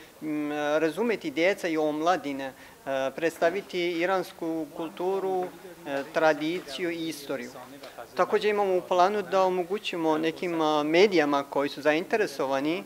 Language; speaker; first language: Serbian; non-native, fluent; Persian